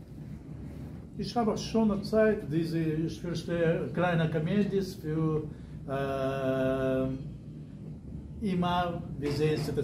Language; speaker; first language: German; non-native, learner; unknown